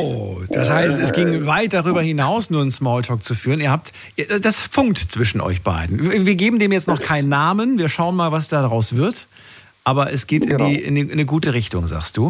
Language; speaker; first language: German; native; German